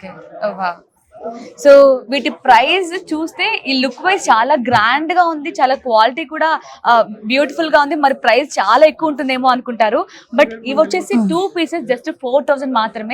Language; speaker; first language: Telugu; native; Telugu